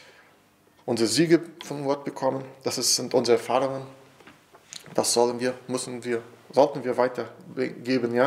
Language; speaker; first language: German; non-native, fluent; Portuguese